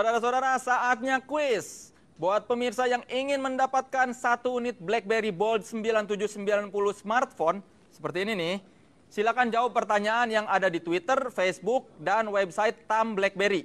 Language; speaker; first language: Indonesian; native; Indonesian